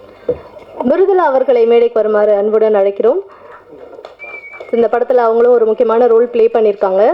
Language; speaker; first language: Tamil; native; Tamil